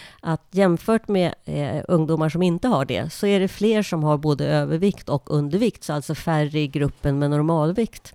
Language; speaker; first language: Swedish; native; Swedish